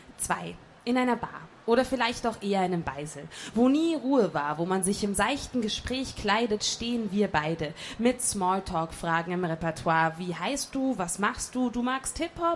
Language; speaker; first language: German; native; German